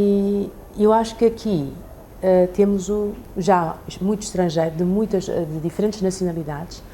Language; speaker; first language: Portuguese; early bilingual, other home language; Chinese